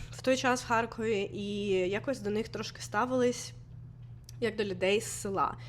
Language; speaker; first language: Ukrainian; non-native, local second language; Russian